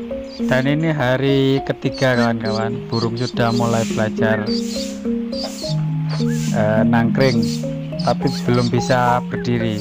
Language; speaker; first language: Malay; non-native, local second language; Javanese